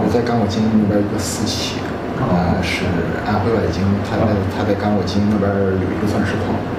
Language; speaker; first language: Chinese; native; Chinese